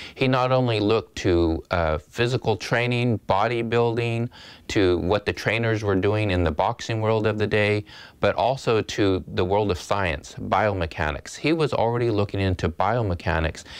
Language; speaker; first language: English; native; English